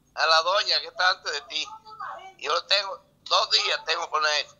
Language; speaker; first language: Spanish; native; Spanish